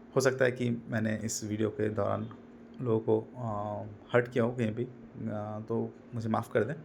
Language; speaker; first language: Hindi; non-native, local second language; Bangla